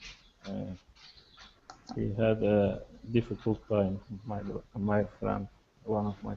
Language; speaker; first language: English; non-native, learner; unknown